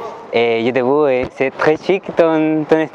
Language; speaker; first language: French; non-native, learner; Spanish